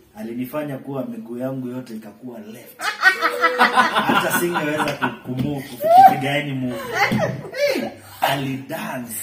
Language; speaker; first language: Swahili; non-native, fluent; Kamba